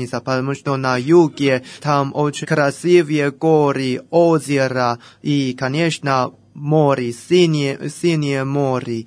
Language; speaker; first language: Russian; non-native, fluent; Chinese